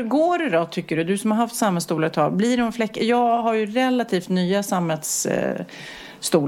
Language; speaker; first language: Swedish; native; Swedish